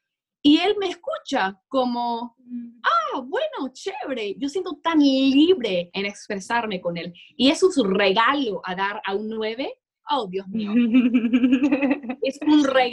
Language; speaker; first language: Spanish; non-native, fluent; English